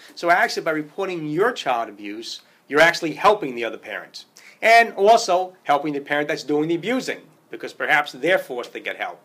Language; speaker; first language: English; native; English